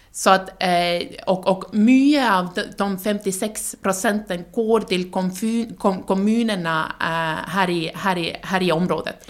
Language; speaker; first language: Norwegian; non-native, fluent; Estonian